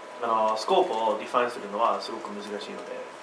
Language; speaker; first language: Japanese; non-native, learner; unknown